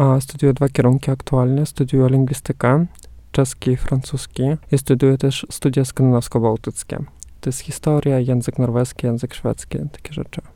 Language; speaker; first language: Polish; non-native, fluent; Russian